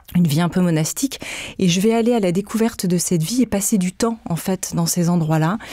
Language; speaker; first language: French; native; French